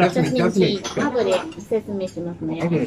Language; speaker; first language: Japanese; non-native, learner; Thai